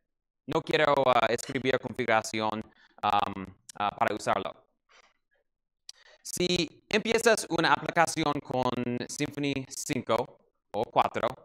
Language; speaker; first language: Spanish; non-native, learner; English